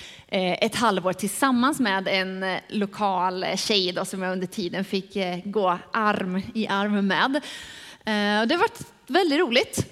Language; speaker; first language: Swedish; native; Swedish